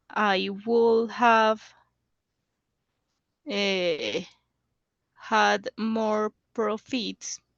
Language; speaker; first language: English; non-native, learner; Spanish